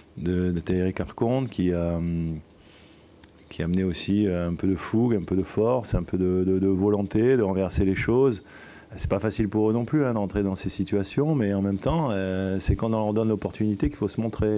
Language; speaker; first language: French; native; French